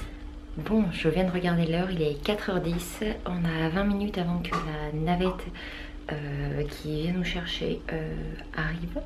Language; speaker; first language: French; native; French